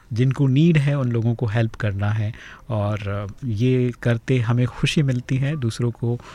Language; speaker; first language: Hindi; native; Hindi